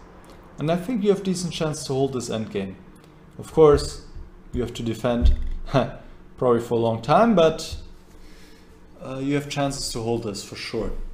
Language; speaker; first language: English; non-native, fluent; German